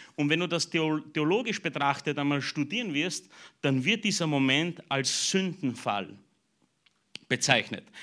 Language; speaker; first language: German; native; German